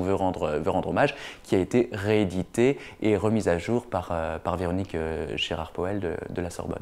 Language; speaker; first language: French; native; French